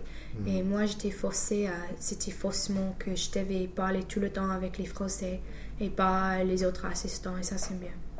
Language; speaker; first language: French; non-native, fluent; English